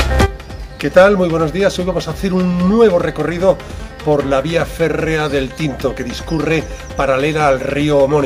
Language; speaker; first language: Spanish; native; Spanish